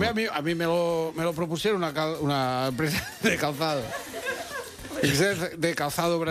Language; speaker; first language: Spanish; native; Spanish